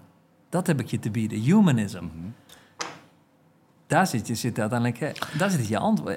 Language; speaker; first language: Dutch; native; Dutch